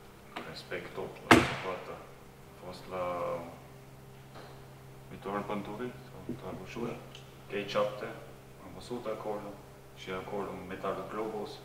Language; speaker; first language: Romanian; non-native, learner; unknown